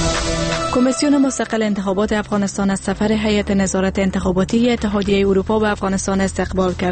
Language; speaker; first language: Persian; native; Persian